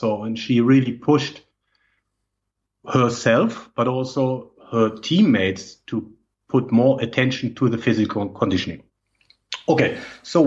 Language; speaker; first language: English; non-native, fluent; German